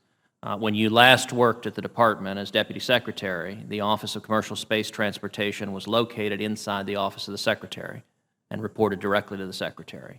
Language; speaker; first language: English; native; English